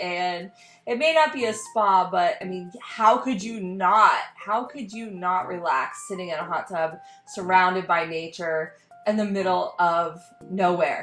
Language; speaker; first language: English; native; English